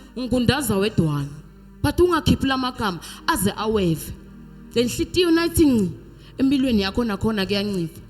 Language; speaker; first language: Zulu; non-native, local second language; Swati